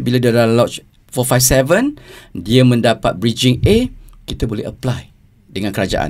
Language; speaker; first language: Malay; native; Malay